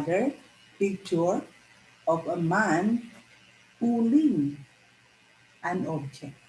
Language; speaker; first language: English; non-native, local second language; Filipino